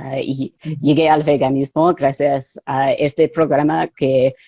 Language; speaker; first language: Spanish; non-native, fluent; English